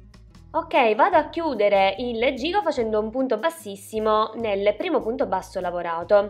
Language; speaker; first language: Italian; native; Italian